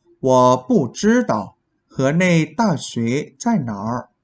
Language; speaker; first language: Chinese; non-native, fluent; Vietnamese